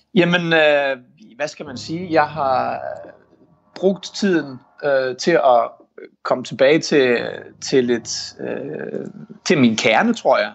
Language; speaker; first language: Danish; early bilingual, heritage; Danish